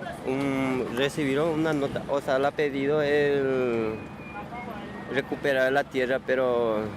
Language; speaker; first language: Spanish; non-native, local second language; Guarani